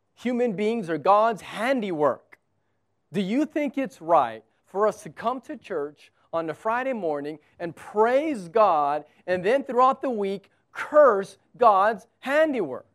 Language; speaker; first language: English; native; English